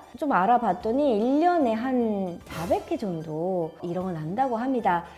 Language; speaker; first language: Korean; non-native, fluent; Japanese